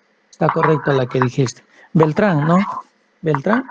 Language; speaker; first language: Spanish; native; Spanish